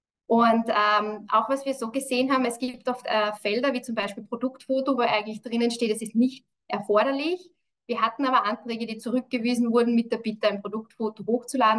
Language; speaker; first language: German; native; German